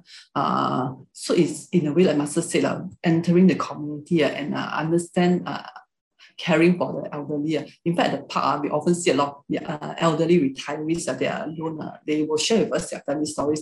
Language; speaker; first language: English; non-native, local second language; Hakka Chinese